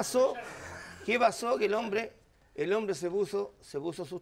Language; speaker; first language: Spanish; native; Spanish